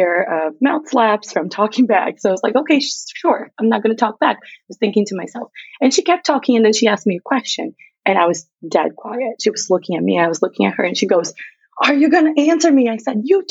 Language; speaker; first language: English; non-native, fluent; Portuguese